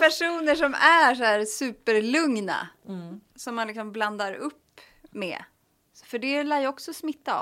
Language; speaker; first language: Swedish; native; Swedish